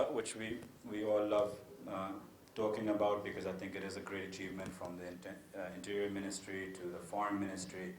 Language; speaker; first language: English; non-native, local second language; Urdu